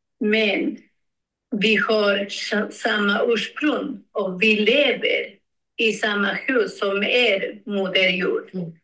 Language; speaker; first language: Swedish; non-native, learner; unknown